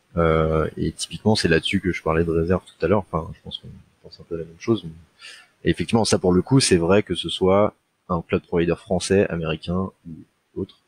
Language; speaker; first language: French; native; French